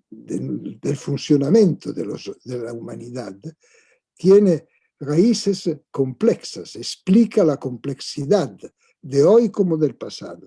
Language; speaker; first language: Spanish; non-native, fluent; Italian